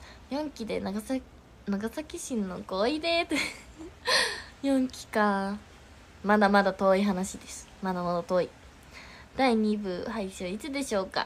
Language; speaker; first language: Japanese; native; Japanese